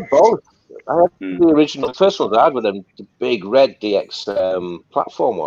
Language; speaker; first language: English; native; English